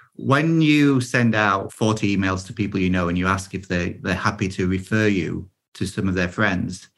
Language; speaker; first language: English; native; English